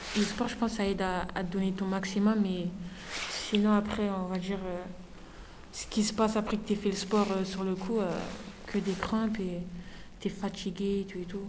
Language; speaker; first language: French; native; French